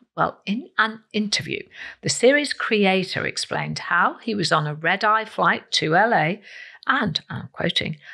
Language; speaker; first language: English; native; English